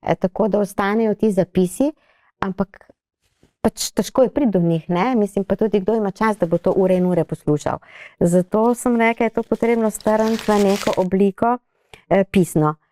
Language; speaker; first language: Slovenian; native; Slovenian